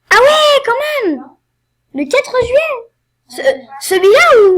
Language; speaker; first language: French; native; French